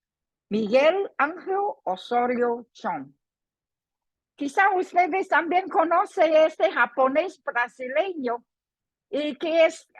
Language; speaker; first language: Spanish; non-native, fluent; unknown